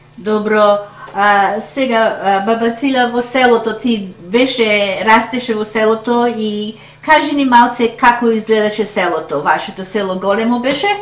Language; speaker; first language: Macedonian; early bilingual, heritage; Macedonian